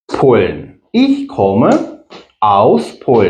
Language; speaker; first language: German; non-native, fluent; Ukrainian